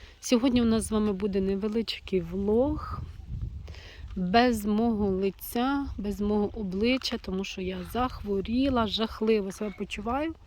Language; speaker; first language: Ukrainian; non-native, local second language; Russian